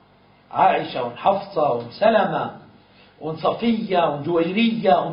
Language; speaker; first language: German; non-native, fluent; Arabic